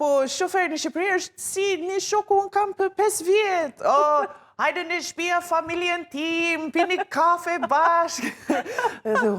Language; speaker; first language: Albanian; non-native, learner; English